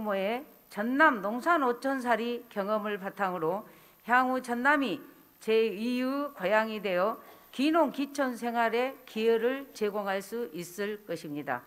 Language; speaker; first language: Korean; native; Korean